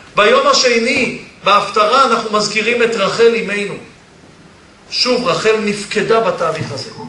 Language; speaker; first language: Hebrew; early bilingual, other home language; Polish